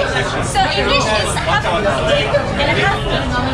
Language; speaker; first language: English; non-native, fluent; German